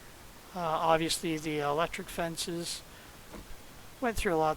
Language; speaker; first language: English; native; English